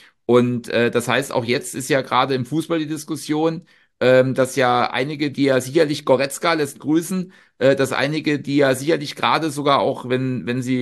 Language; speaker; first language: German; native; German